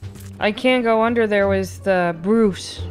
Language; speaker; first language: English; native; English